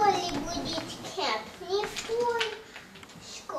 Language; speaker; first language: Russian; early bilingual, heritage; Russian